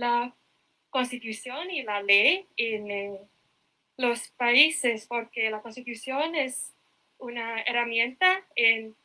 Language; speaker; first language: Spanish; non-native, fluent; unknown